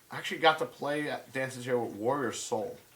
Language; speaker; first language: English; native; English